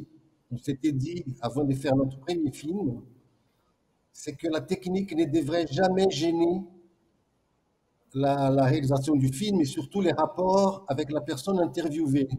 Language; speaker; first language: French; non-native, fluent; Portuguese